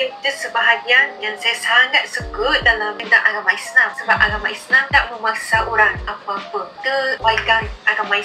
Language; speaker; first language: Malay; non-native, fluent; Japanese